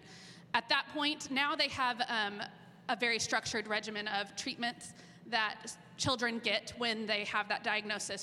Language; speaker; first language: English; native; English